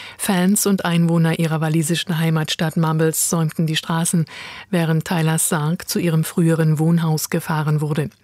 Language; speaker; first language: German; native; German